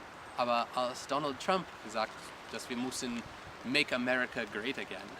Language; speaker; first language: German; non-native, learner; English